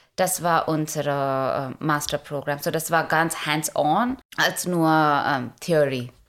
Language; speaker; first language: German; non-native, learner; Hindi